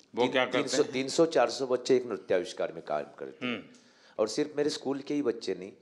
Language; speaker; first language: Hindi; non-native, local second language; Marathi